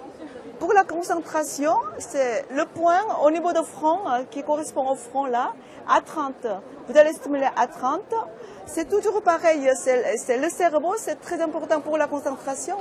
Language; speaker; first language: French; non-native, fluent; Korean